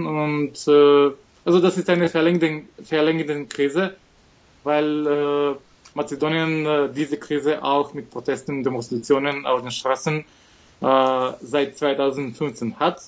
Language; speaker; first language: German; non-native, fluent; Macedonian